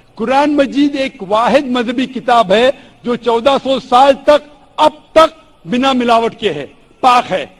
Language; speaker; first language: Urdu; non-native, local second language; Konkani